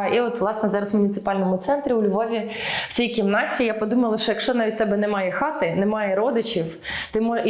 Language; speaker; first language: Ukrainian; early bilingual, heritage; Ukrainian